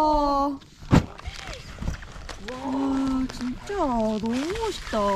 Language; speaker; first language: Korean; native; Korean